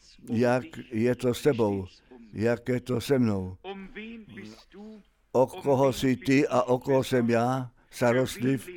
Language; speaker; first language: Czech; non-native, fluent; German